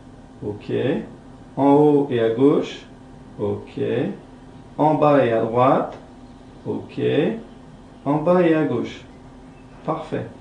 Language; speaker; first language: French; native; French